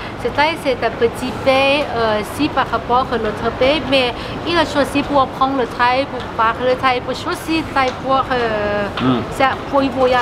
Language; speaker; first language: French; non-native, learner; Thai